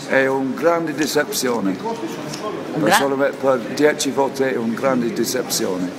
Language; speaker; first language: Italian; non-native, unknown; English